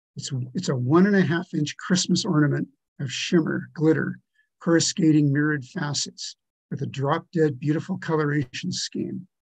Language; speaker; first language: English; native; English